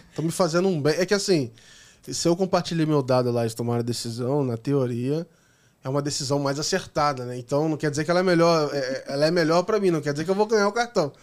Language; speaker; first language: Portuguese; native; Portuguese